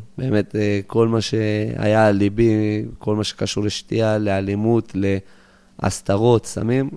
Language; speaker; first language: Hebrew; early bilingual, other home language; English